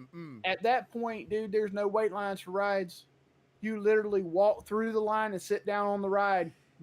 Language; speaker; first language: English; native; English